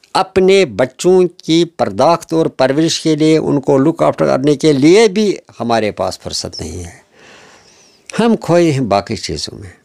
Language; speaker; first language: Hindi; non-native, local second language; Kashmiri